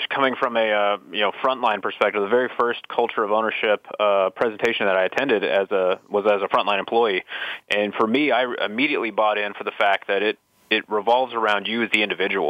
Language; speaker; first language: English; native; English